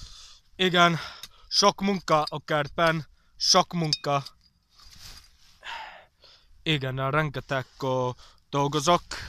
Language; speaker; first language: Welsh; non-native, learner; English